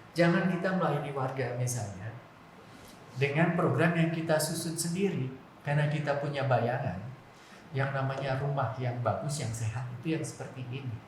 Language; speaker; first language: Indonesian; non-native, local second language; Javanese